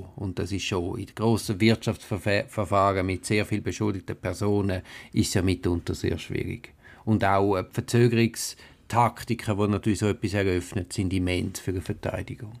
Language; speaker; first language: German; native; German